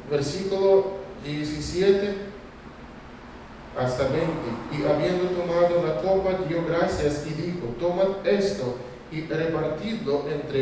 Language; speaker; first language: Spanish; non-native, fluent; Russian